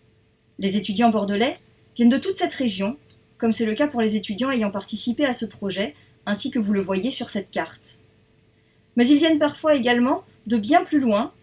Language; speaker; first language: French; native; French